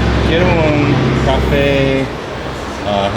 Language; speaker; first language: Spanish; non-native, learner; English